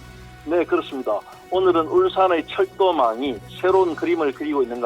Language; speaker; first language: Korean; native; Korean